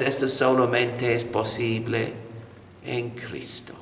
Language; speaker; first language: Spanish; non-native, fluent; English